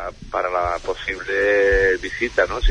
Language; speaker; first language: Spanish; native; Spanish